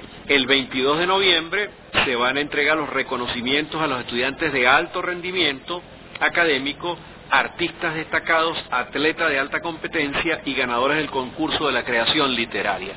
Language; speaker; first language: Spanish; native; Spanish